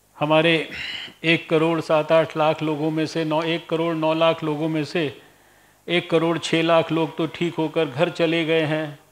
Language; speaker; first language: Hindi; native; Hindi